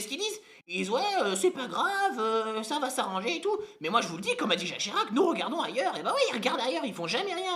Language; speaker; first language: French; native; French